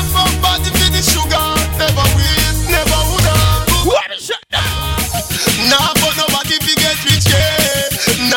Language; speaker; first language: English; native; English